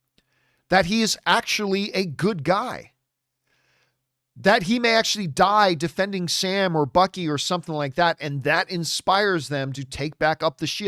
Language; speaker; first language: English; native; English